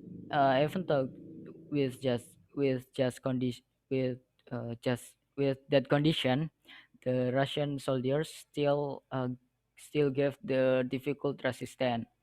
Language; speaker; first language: English; non-native, learner; Indonesian